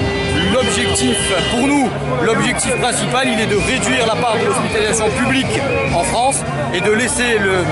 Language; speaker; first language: French; native; French